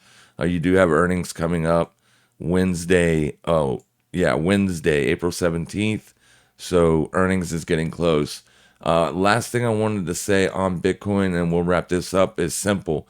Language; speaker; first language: English; native; English